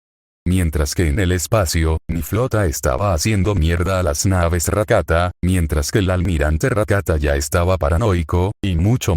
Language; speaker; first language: Spanish; native; Spanish